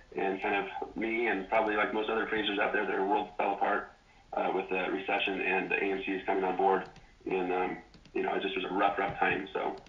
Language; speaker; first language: English; native; English